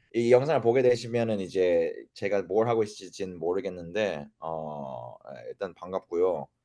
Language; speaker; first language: Korean; early bilingual, other home language; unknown